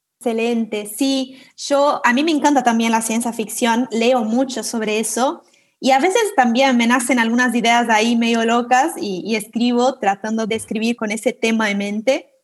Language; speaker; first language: Spanish; non-native, fluent; Portuguese